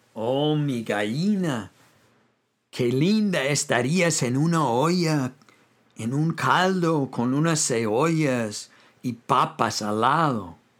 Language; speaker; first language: Spanish; non-native, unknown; English